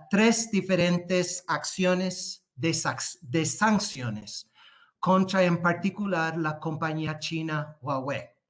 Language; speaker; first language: Spanish; non-native, fluent; English